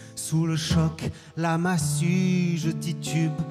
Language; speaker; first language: French; non-native, fluent; English